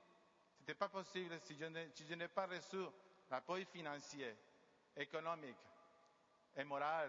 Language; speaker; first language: French; non-native, learner; Spanish